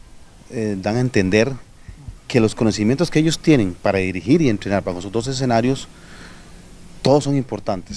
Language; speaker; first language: Spanish; native; Spanish